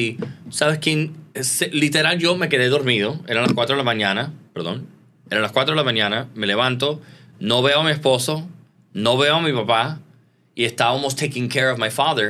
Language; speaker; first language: Spanish; native; Spanish